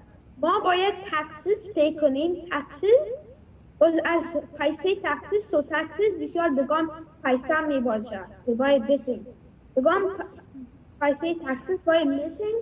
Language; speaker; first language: Persian; early bilingual, heritage; Persian